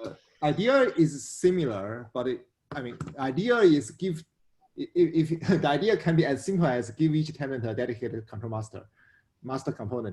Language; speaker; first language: English; non-native, fluent; Chinese